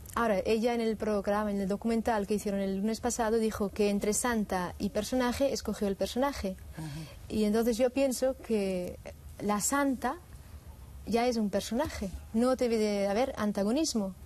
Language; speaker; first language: Spanish; non-native, fluent; Swiss German